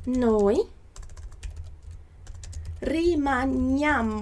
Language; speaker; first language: Italian; non-native, fluent; Portuguese